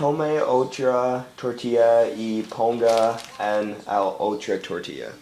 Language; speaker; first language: Spanish; non-native, learner; English